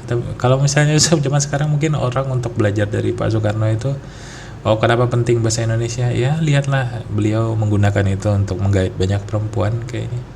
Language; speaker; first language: Indonesian; non-native, local second language; Malay